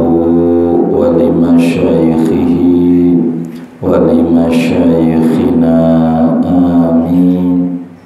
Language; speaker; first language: Indonesian; native; Indonesian